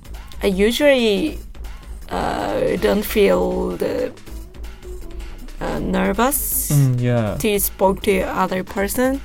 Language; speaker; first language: English; non-native, learner; Japanese